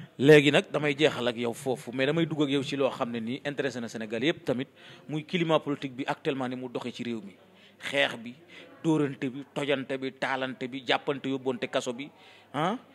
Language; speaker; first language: Wolof; native; Wolof